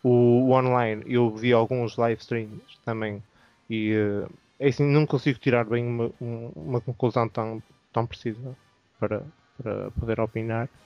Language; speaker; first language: Portuguese; native; Portuguese